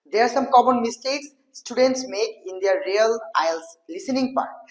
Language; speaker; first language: English; non-native, local second language; Bangla